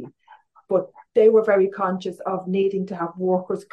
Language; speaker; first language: English; native; English